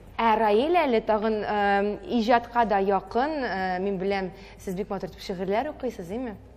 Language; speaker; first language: Tatar; native; Tatar